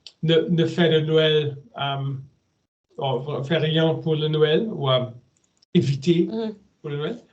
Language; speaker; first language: French; non-native, learner; German